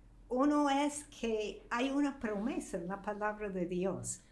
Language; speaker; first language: Spanish; non-native, fluent; English